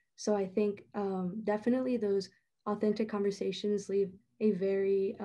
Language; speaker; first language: English; native; English